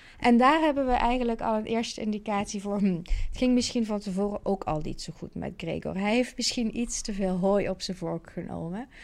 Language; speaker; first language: Dutch; native; Dutch